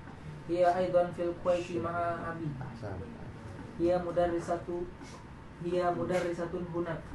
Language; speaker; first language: Arabic; non-native, learner; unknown